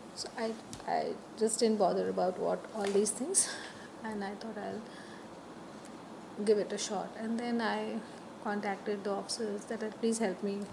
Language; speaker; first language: English; non-native, local second language; Hindi